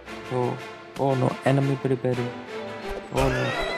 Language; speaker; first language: English; non-native, learner; Indonesian